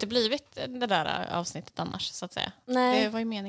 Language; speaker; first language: Swedish; native; Swedish